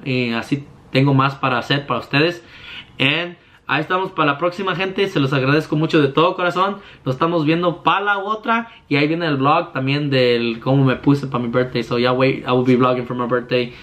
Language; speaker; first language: Spanish; early bilingual, heritage; Spanish